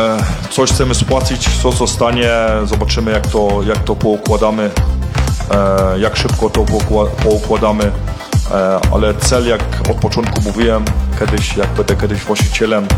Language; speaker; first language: Polish; early bilingual, heritage; German